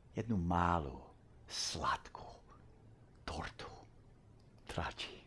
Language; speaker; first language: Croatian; early bilingual, heritage; English